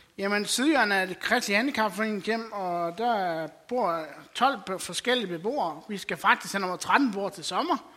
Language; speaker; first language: Danish; native; Danish